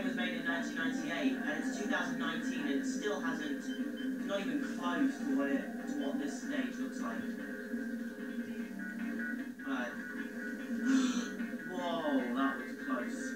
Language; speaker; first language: English; native; English